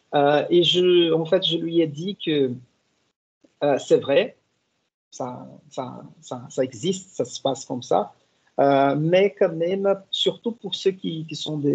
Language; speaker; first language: French; non-native, fluent; Portuguese